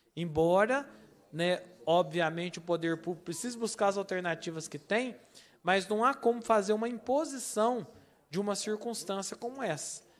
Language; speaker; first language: Portuguese; native; Portuguese